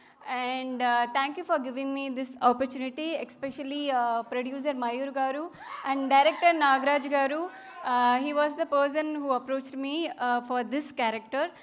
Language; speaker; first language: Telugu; non-native, learner; Tamil